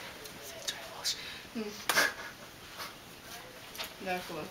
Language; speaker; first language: French; non-native, learner; English